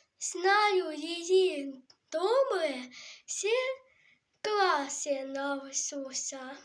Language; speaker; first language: Ukrainian; native; Ukrainian